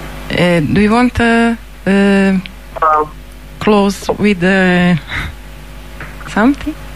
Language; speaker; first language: English; non-native, learner; Italian